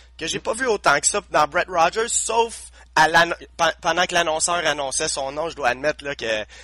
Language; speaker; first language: French; native; French